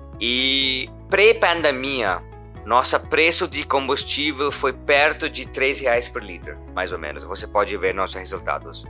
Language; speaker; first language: Portuguese; non-native, learner; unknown